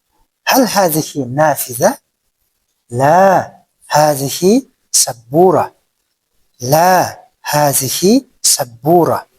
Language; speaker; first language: Arabic; non-native, fluent; Kyrgyz